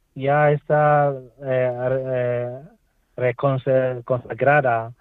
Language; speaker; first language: Spanish; non-native, learner; Swahili